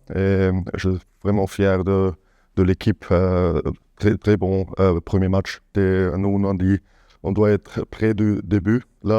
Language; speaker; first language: French; non-native, fluent; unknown